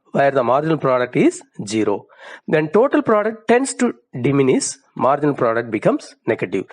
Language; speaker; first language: English; non-native, local second language; Tamil